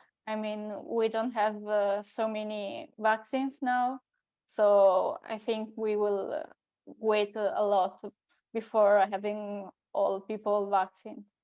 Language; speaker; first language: English; non-native, fluent; Italian